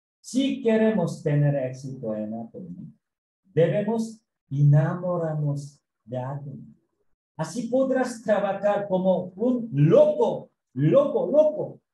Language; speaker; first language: Spanish; non-native, learner; Korean